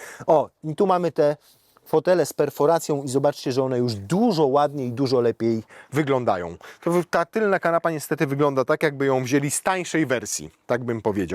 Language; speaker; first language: Polish; native; Polish